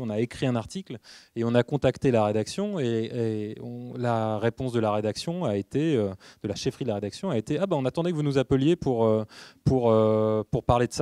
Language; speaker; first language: French; native; French